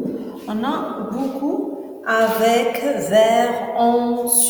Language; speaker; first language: French; non-native, local second language; Arabic